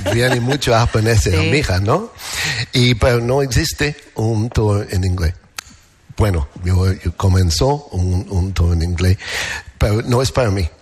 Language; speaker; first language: Spanish; non-native, learner; English